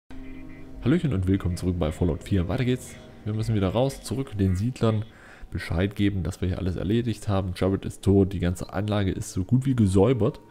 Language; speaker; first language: German; native; German